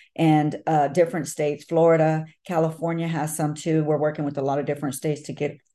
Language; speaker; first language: English; native; English